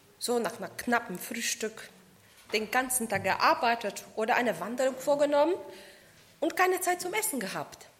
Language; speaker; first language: German; non-native, fluent; Polish